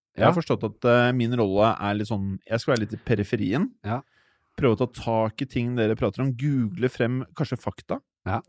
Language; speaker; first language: Norwegian; native; Norwegian